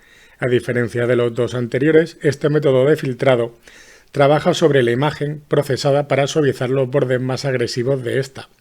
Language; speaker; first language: Spanish; native; Spanish